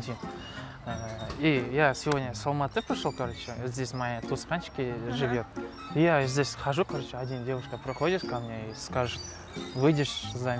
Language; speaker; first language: Russian; non-native, local second language; Kazakh